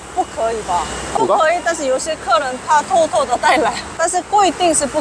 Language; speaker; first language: Chinese; non-native, fluent; Korean